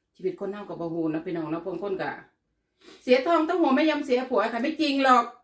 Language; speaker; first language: Thai; native; Thai